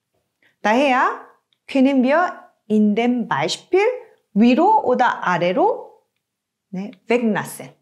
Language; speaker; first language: German; non-native, fluent; Korean